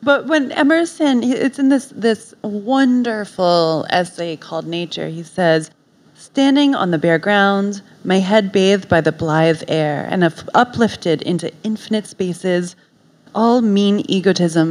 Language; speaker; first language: English; native; English